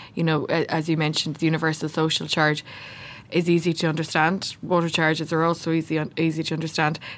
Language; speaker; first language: English; native; English